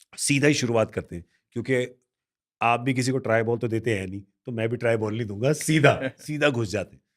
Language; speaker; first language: Hindi; native; Hindi